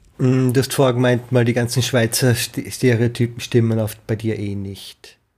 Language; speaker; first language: German; native; German